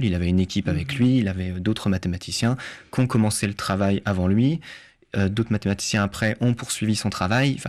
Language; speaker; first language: French; native; French